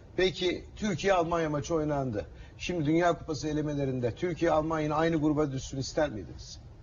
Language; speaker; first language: Turkish; native; Turkish